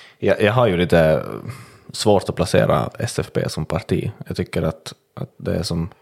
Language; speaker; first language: Swedish; native; Swedish